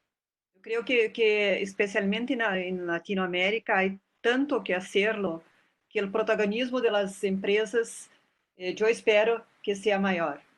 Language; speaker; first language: Spanish; non-native, fluent; Portuguese